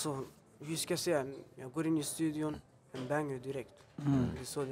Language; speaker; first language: Swedish; early bilingual, other home language; Albanian